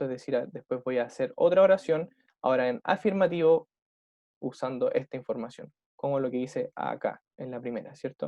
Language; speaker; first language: Spanish; native; Spanish